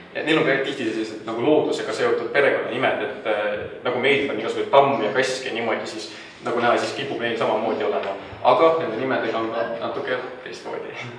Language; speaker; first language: Estonian; native; Estonian